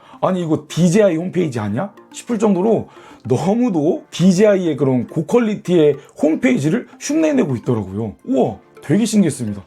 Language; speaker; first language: Korean; native; Korean